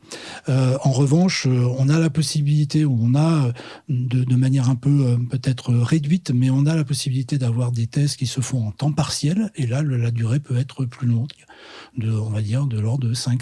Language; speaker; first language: French; native; French